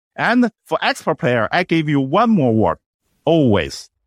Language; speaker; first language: English; non-native, fluent; Chinese